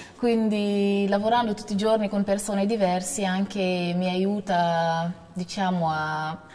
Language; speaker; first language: Italian; non-native, fluent; Wolof